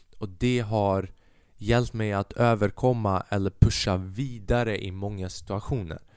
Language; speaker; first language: Swedish; early bilingual, other home language; Albanian